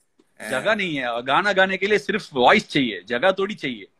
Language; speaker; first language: Hindi; non-native, local second language; Tamil